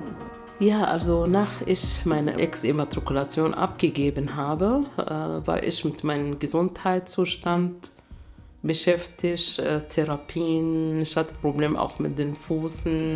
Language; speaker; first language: German; non-native, fluent; Arabic